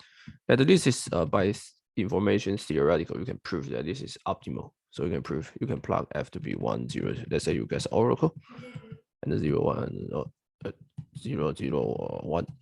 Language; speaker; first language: English; non-native, fluent; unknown